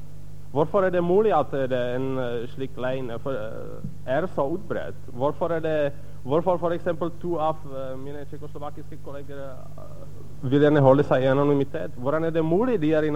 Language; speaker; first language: Norwegian; non-native, fluent; Czech